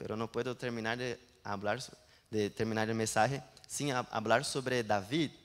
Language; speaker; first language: Spanish; non-native, learner; Portuguese